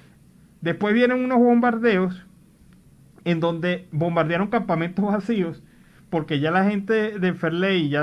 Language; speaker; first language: Spanish; native; Spanish